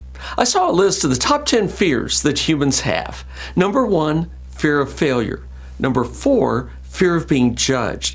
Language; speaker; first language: English; native; English